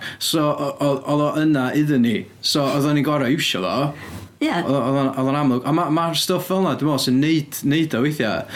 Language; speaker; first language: Welsh; native; Welsh